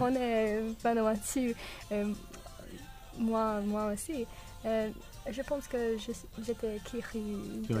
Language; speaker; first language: French; non-native, learner; English